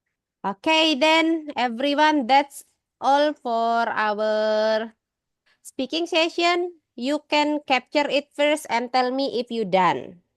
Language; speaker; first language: English; non-native, learner; Indonesian